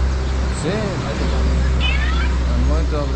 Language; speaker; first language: Portuguese; non-native, learner; German